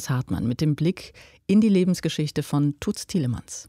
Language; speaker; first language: German; native; German